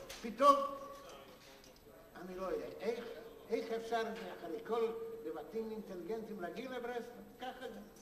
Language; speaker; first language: Hebrew; non-native, fluent; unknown